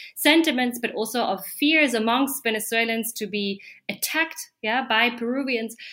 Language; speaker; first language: English; non-native, fluent; German